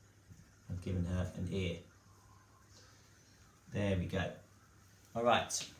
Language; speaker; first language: English; native; English